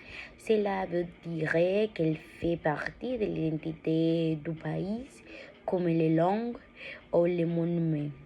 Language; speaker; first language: French; non-native, learner; Spanish